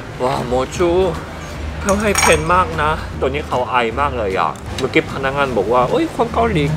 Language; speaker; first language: Thai; non-native, fluent; Korean